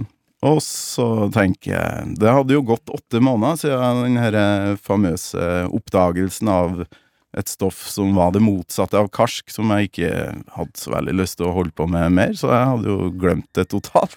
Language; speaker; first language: Norwegian; native; Norwegian